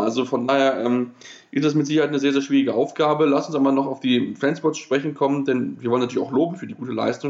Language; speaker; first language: German; native; German